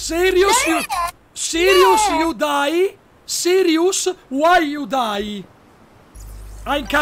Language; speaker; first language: English; non-native, learner; Italian